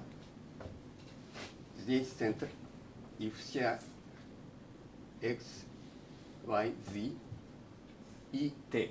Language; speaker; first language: Russian; non-native, learner; Japanese